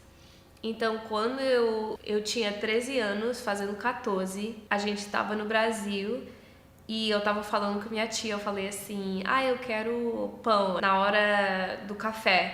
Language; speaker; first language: Portuguese; early bilingual, heritage; English